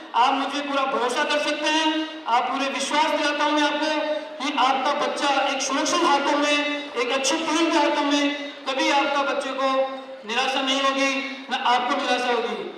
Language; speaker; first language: Hindi; native; Hindi